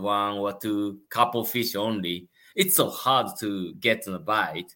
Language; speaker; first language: English; non-native, learner; Japanese